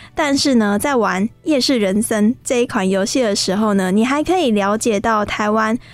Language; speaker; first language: Chinese; native; Chinese